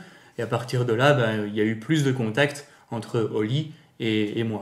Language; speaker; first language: French; native; French